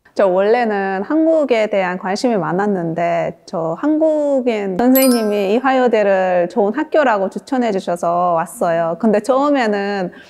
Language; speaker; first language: Korean; non-native, fluent; Uzbek